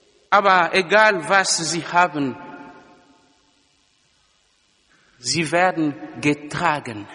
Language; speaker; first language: German; non-native, fluent; Lingala